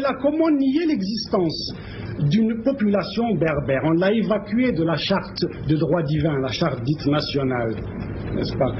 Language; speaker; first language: French; non-native, local second language; Kabyle